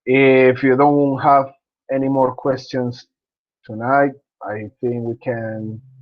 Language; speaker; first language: English; non-native, fluent; Spanish